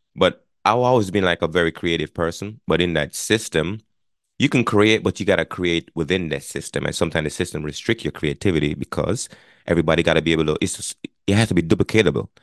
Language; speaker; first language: English; non-native, local second language; Jamaican Creole English